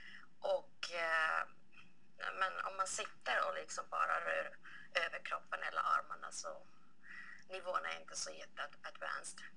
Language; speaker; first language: Swedish; non-native, local second language; Finnish